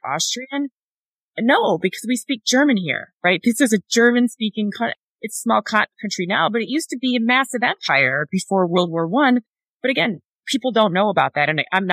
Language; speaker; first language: English; native; English